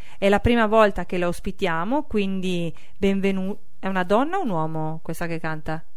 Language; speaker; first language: Italian; native; Italian